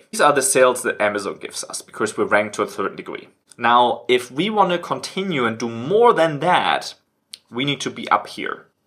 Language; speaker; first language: English; non-native, fluent; German